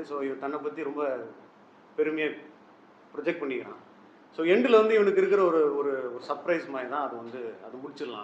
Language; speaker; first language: Tamil; native; Tamil